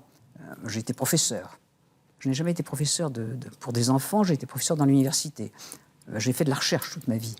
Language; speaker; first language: French; native; French